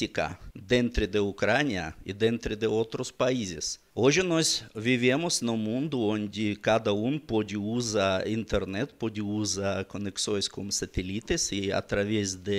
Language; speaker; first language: Portuguese; non-native, learner; Russian